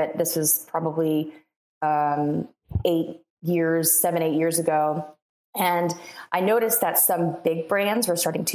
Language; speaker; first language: English; native; English